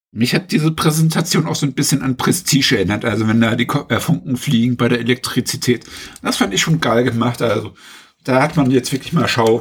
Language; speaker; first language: German; native; German